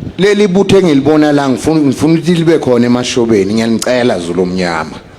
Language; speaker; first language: Zulu; native; Zulu